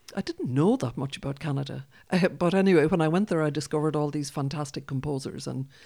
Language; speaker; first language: English; non-native, local second language; Irish